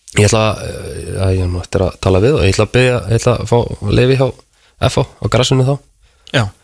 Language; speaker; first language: Icelandic; non-native, fluent; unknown